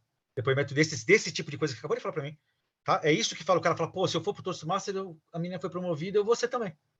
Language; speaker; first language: Portuguese; native; Portuguese